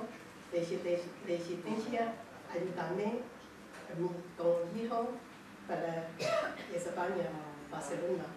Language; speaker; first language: Spanish; non-native, learner; Chinese